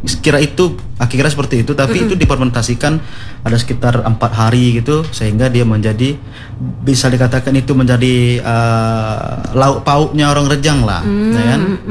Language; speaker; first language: Indonesian; non-native, local second language; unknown